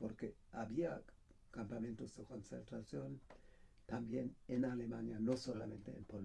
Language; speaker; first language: Spanish; non-native, fluent; German